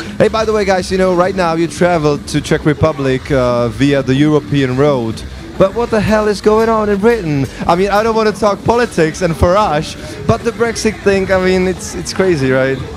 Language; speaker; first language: English; non-native, fluent; Czech